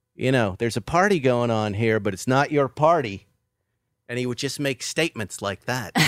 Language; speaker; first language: English; native; English